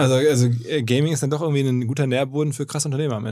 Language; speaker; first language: German; native; German